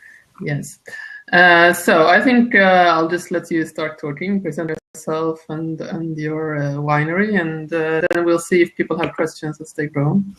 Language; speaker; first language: English; non-native, fluent; Italian